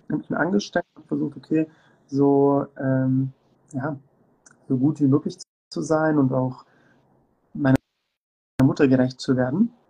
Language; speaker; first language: German; early bilingual, other home language; Turkish